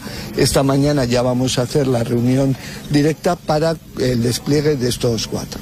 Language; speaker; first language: Spanish; native; Spanish